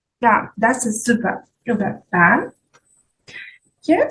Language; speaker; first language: German; non-native, fluent; Ukrainian